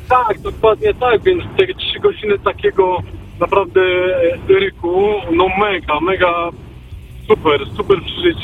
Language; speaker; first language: Polish; native; Polish